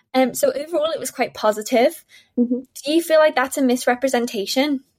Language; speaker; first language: English; native; English